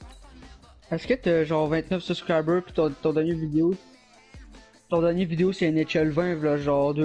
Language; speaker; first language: French; native; French